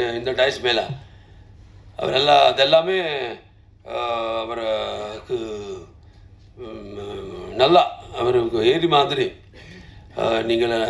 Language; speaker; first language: Tamil; non-native, local second language; Telugu